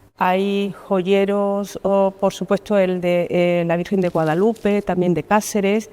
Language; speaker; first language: Spanish; native; Spanish